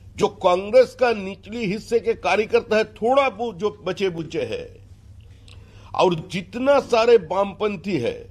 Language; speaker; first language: Hindi; non-native, local second language; Bangla